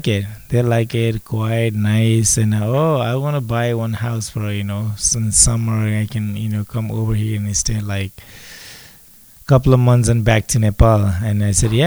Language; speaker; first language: English; non-native, local second language; Nepali